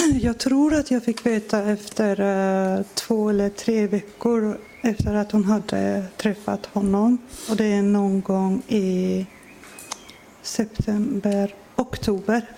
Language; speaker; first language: Swedish; non-native, fluent; Persian